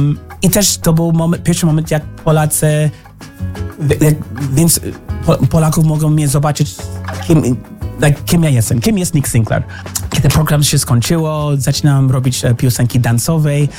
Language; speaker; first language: Polish; non-native, learner; English